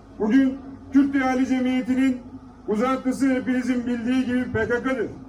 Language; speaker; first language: Turkish; native; Turkish